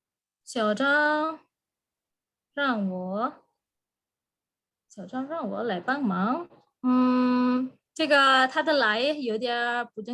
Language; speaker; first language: Chinese; non-native, fluent; Indonesian